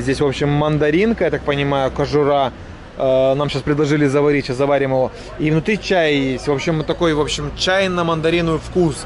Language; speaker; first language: Russian; native; Russian